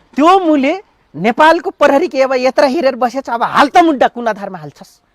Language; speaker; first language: Nepali; non-native, local second language; Dangaura Tharu